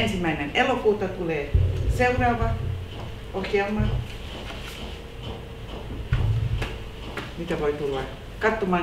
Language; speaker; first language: Finnish; non-native, local second language; Swedish